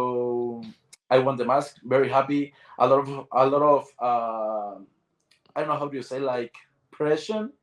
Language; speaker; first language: English; non-native, learner; Spanish